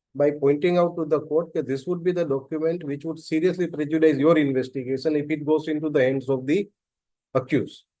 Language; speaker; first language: English; non-native, local second language; Gujarati